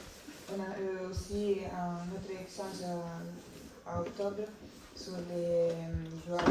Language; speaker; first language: French; non-native, learner; Italian